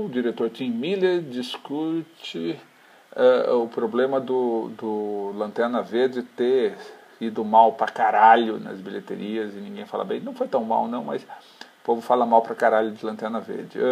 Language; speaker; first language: Portuguese; native; Portuguese